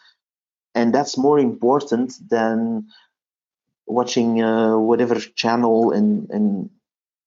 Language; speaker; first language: English; non-native, fluent; Dutch